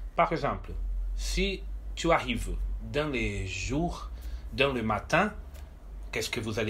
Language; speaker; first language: French; non-native, fluent; Portuguese